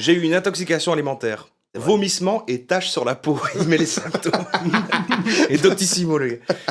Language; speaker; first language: French; native; French